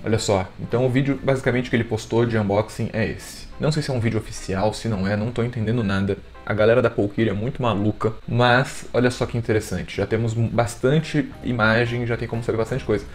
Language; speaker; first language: Portuguese; native; Portuguese